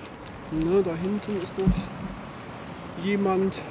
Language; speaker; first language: German; native; German